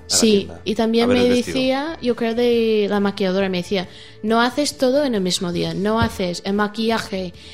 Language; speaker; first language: Spanish; non-native, learner; English